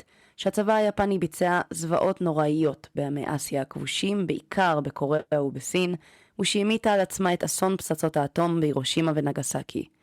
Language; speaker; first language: Hebrew; native; Hebrew